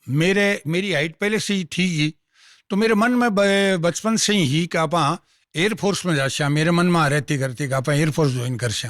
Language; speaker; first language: Hindi; non-native, local second language; Marwari